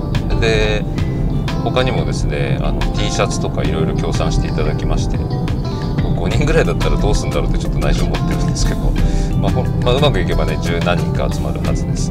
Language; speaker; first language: Japanese; native; Japanese